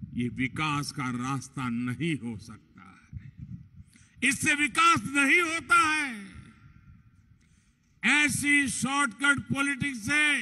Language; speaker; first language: Hindi; non-native, local second language; Gujarati